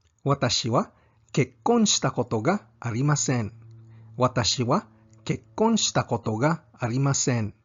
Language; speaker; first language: Japanese; non-native, fluent; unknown